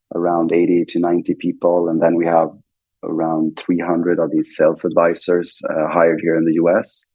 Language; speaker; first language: English; non-native, fluent; Swedish